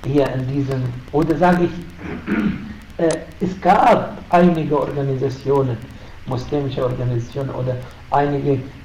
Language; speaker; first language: German; non-native, fluent; Arabic